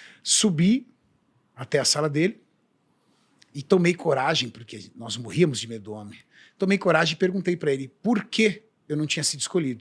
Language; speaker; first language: Portuguese; native; Portuguese